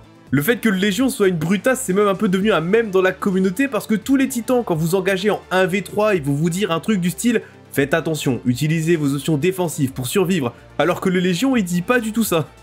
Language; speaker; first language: French; native; French